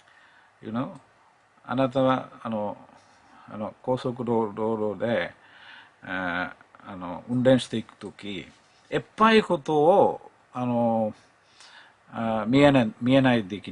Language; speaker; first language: Japanese; non-native, learner; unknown